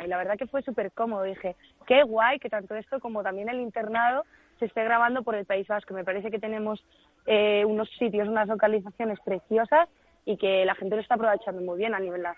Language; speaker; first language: Spanish; native; Spanish